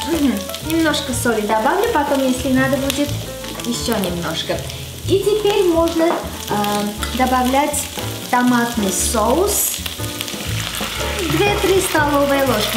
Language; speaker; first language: Russian; non-native, local second language; Armenian